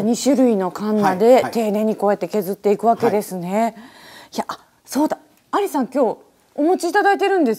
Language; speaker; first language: Japanese; native; Japanese